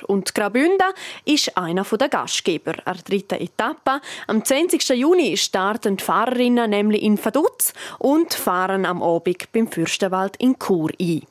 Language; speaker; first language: German; native; German